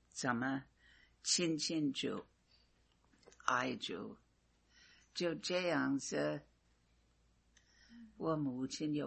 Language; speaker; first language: Chinese; non-native, fluent; English